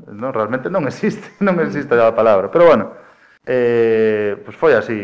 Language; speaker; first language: Galician; native; Galician